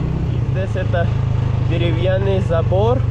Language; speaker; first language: Russian; non-native, learner; Pashto